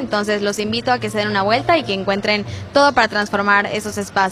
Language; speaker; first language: Spanish; native; Spanish